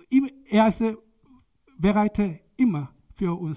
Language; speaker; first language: German; non-native, learner; Korean